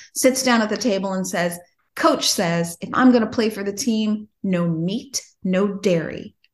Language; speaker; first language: English; native; English